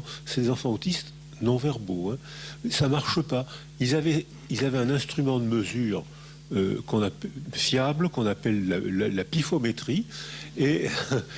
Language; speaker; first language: French; native; French